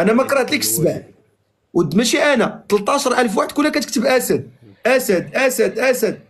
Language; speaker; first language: Arabic; native; Arabic